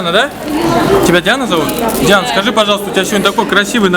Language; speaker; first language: Russian; native; Russian